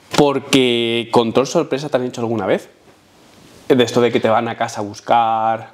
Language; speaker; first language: Spanish; native; Spanish